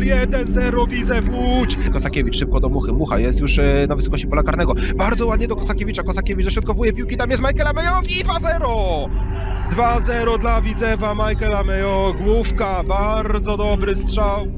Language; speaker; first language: Polish; native; Polish